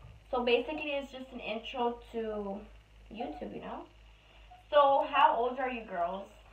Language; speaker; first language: English; early bilingual, other home language; Spanish